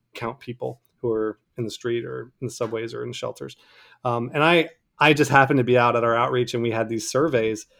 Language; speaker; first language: English; native; English